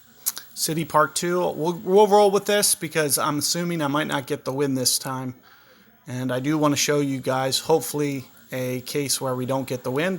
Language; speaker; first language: English; native; English